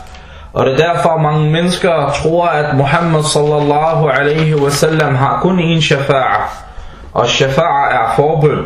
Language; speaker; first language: Danish; non-native, fluent; Arabic